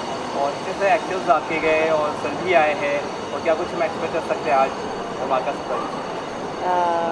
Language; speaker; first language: Hindi; native; Hindi